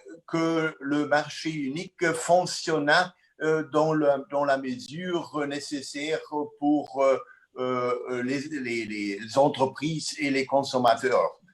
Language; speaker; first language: French; non-native, fluent; German